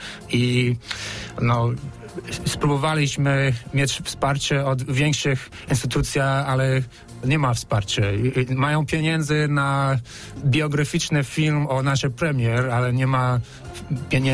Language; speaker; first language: Polish; non-native, fluent; English